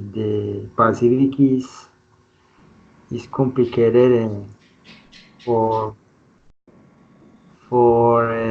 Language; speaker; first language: English; non-native, learner; Spanish